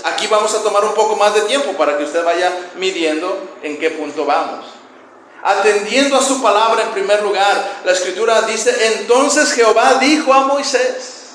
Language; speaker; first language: Spanish; native; Spanish